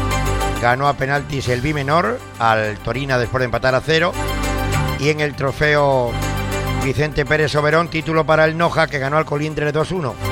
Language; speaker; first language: Spanish; native; Spanish